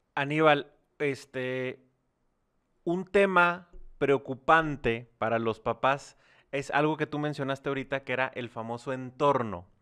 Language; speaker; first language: Spanish; native; Spanish